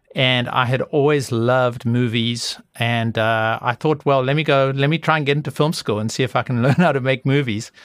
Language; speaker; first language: English; native; English